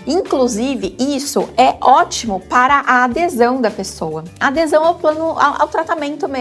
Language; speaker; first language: Portuguese; native; Portuguese